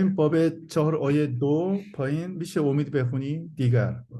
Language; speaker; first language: Persian; non-native, learner; Korean